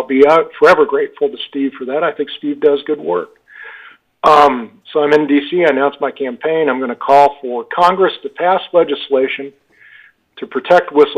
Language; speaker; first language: English; native; English